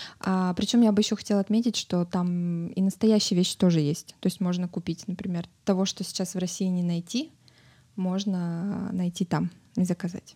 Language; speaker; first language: Russian; native; Russian